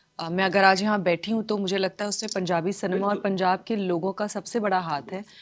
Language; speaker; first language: Hindi; non-native, local second language; Punjabi